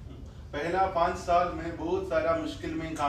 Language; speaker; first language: Hindi; non-native, fluent; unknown